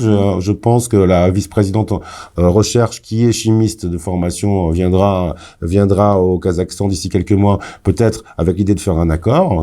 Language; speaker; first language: French; native; French